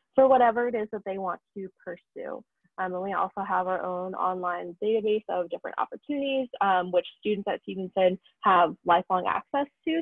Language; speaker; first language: English; native; English